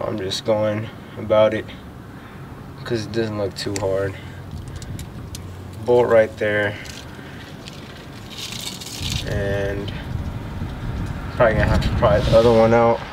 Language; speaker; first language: English; native; English